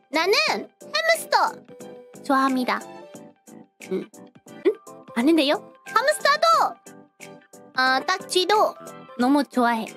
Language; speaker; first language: Korean; non-native, learner; English